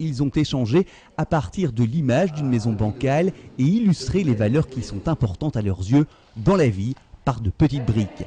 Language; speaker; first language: French; native; French